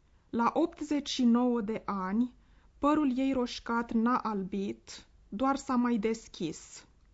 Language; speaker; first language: Romanian; native; Romanian